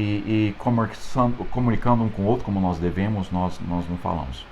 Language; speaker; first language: Portuguese; non-native, fluent; English